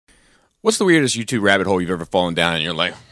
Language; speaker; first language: English; native; English